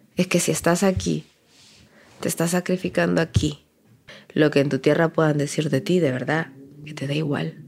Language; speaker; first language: Spanish; native; Spanish